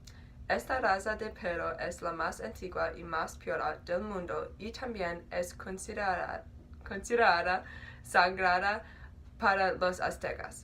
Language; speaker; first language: Spanish; non-native, learner; English